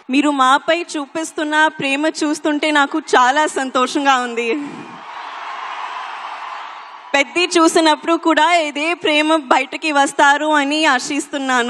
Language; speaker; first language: Telugu; non-native, learner; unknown